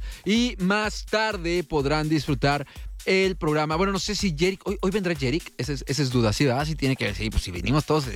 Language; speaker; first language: Spanish; native; Spanish